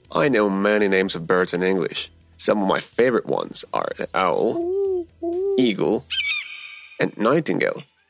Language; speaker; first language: English; non-native, learner; Spanish